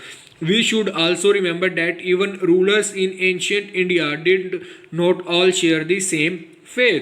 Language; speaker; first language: English; non-native, local second language; Hindi